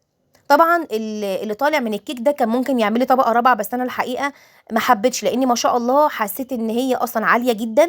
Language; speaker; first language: Arabic; native; Arabic